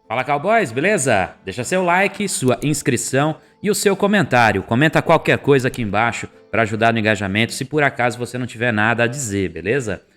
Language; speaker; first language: Portuguese; native; Portuguese